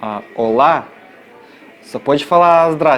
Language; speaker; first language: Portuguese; non-native, fluent; Russian